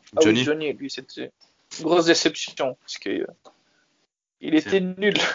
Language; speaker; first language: French; native; French